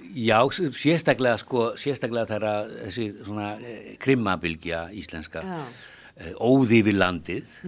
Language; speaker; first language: Icelandic; non-native, fluent; Polish